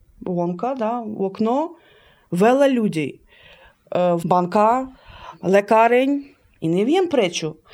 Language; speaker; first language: Ukrainian; early bilingual, heritage; Slovak